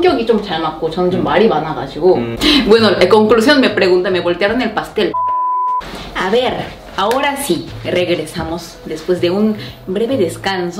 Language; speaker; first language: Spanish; non-native, fluent; Korean